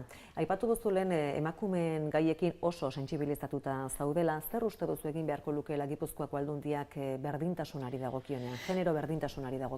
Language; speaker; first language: Basque; native; Basque